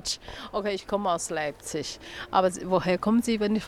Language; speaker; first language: German; non-native, learner; Chinese